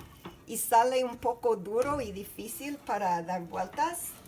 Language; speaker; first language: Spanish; non-native, learner; English